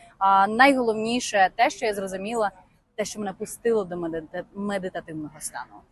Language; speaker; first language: Ukrainian; native; Ukrainian